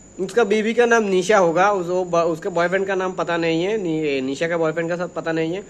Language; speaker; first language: Hindi; non-native, learner; Bangla